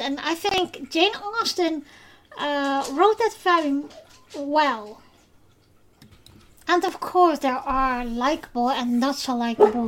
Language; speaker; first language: English; non-native, fluent; Dutch